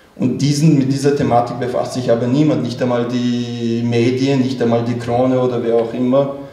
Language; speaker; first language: German; early bilingual, other home language; Chechen